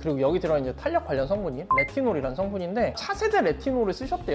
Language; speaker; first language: Korean; native; Korean